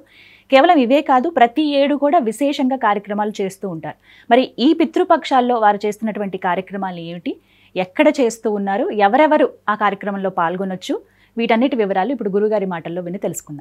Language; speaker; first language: Telugu; native; Telugu